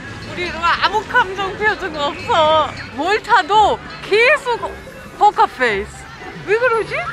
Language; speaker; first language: Korean; non-native, learner; German